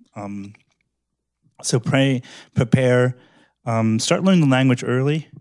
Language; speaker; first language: English; early bilingual, other home language; German